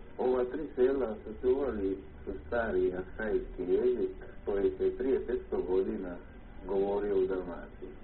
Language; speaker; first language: Bosnian; early bilingual, heritage; Croatian